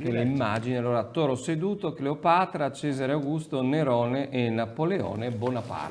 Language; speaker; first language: Italian; native; Italian